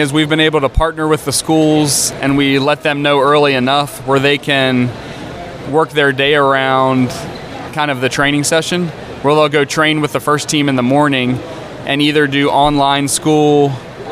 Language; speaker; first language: English; native; English